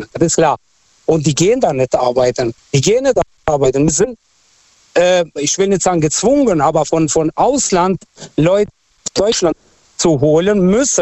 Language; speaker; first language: German; non-native, fluent; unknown